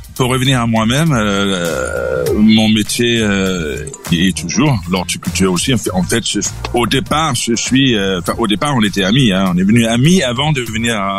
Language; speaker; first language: French; non-native, fluent; Danish